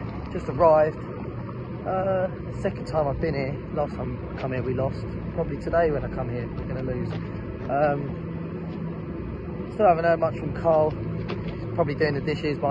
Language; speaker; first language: English; native; English